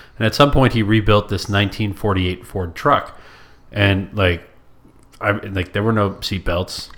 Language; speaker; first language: English; non-native, local second language; French